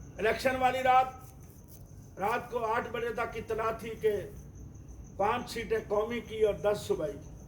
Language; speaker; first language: Urdu; non-native, local second language; Sindhi